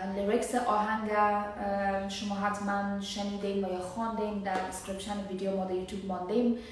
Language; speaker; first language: Persian; native; Persian